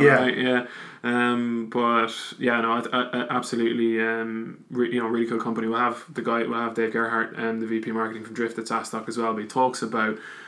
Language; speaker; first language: English; native; English